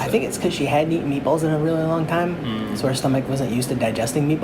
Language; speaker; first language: English; native; English